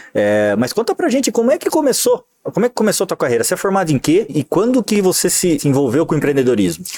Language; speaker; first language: Portuguese; native; Portuguese